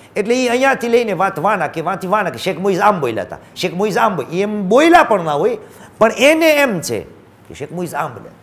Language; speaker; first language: Gujarati; early bilingual, heritage; Gujarati